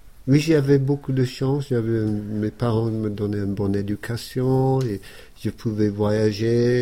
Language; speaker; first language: French; non-native, fluent; English